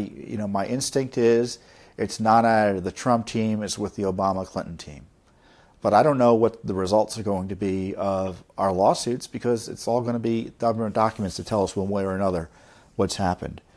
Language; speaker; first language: English; native; English